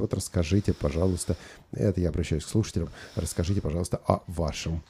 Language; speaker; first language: Russian; native; Russian